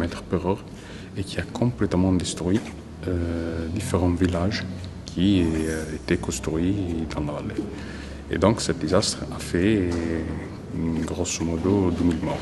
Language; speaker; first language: French; non-native, fluent; Italian